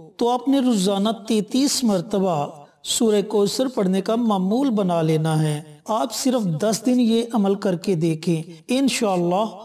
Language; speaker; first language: Urdu; native; Urdu